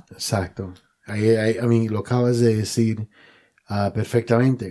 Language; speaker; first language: Spanish; native; Spanish